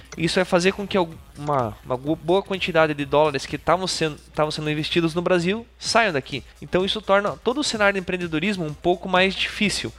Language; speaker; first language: Portuguese; native; Portuguese